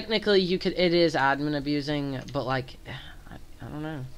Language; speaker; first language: English; native; English